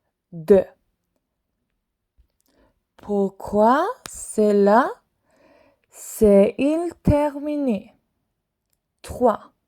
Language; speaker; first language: French; non-native, fluent; Swedish